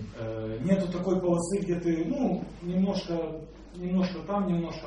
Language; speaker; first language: Russian; non-native, local second language; Ukrainian